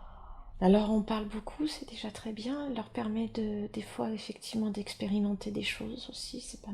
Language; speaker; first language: French; native; French